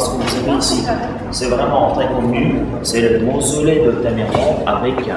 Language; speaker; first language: French; non-native, fluent; Uzbek